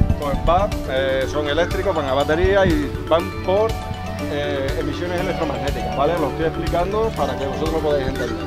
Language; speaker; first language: Spanish; native; Spanish